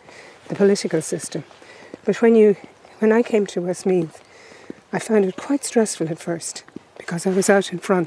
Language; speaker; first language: English; native; English